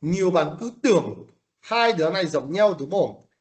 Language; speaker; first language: Vietnamese; non-native, fluent; Korean